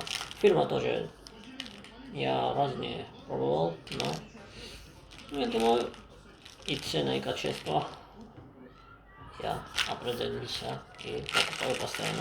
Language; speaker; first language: Russian; non-native, fluent; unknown